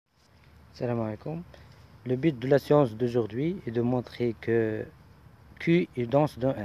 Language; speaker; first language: French; non-native, local second language; Arabic